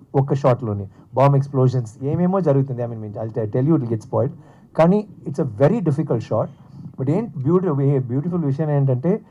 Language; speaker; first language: Telugu; non-native, fluent; Tamil